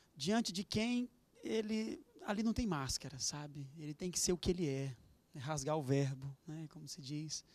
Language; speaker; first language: Portuguese; native; Portuguese